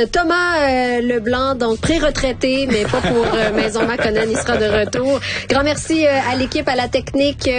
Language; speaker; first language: French; native; French